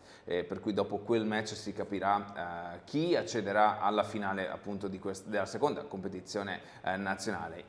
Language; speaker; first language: Italian; native; Italian